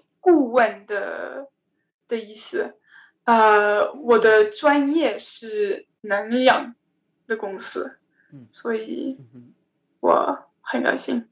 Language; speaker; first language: Chinese; non-native, learner; French